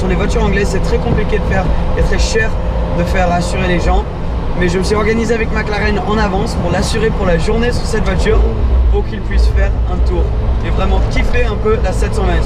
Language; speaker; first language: French; native; French